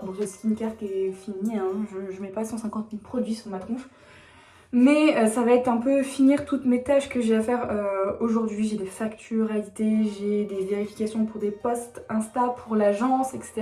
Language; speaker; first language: French; native; French